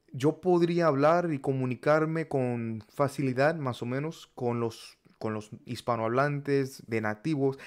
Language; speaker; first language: Spanish; non-native, learner; English